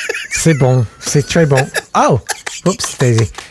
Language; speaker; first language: French; non-native, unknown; English